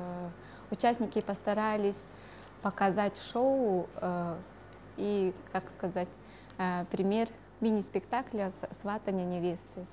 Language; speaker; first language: Russian; non-native, local second language; Tuvinian